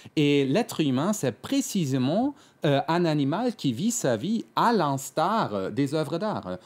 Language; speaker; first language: French; non-native, fluent; German